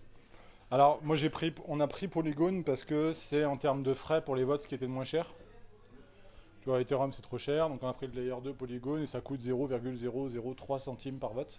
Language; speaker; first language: French; native; French